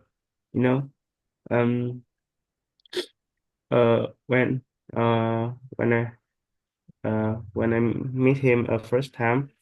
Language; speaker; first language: English; non-native, learner; Vietnamese